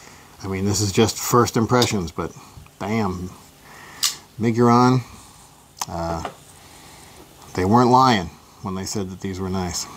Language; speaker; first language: English; native; English